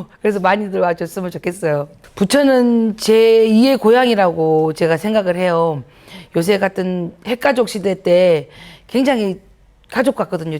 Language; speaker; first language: Korean; native; Korean